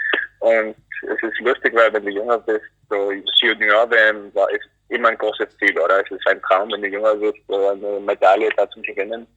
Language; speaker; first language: German; early bilingual, other home language; Greek